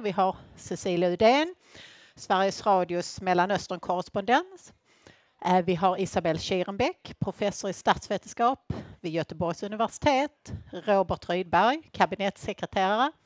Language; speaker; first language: Swedish; native; Swedish